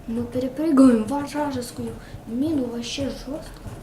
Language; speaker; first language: Russian; non-native, local second language; Ukrainian